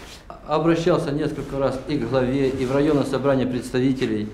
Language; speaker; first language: Russian; native; Russian